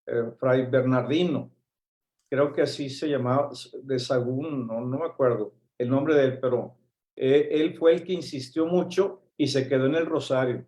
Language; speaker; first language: Spanish; native; Spanish